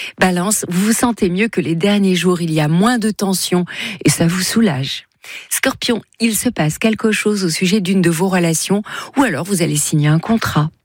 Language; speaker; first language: French; native; French